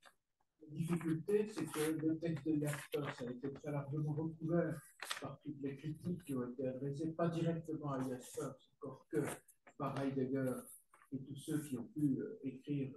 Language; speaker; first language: French; native; French